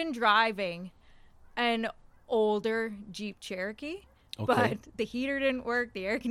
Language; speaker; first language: English; native; English